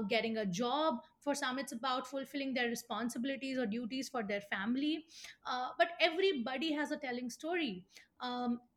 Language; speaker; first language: English; non-native, local second language; Hindi